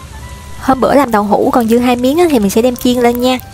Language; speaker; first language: Vietnamese; native; Vietnamese